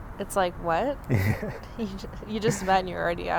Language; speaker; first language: English; native; English